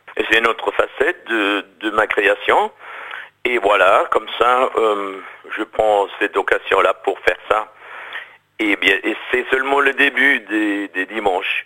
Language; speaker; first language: French; non-native, fluent; German